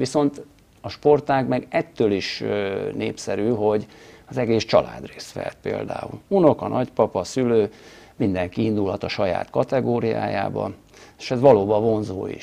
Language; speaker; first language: Hungarian; native; Hungarian